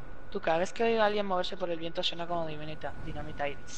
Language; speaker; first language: Spanish; early bilingual, heritage; Spanish